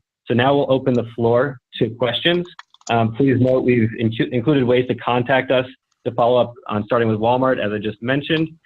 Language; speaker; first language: English; native; English